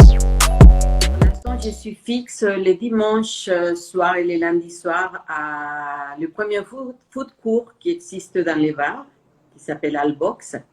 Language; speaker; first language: French; non-native, fluent; Spanish